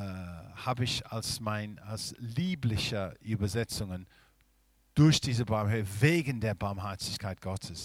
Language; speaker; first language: German; non-native, fluent; English